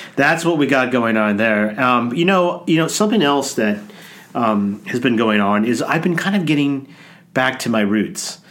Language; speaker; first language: English; native; English